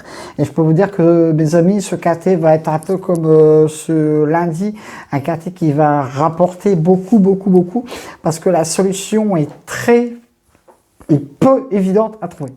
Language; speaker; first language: French; native; French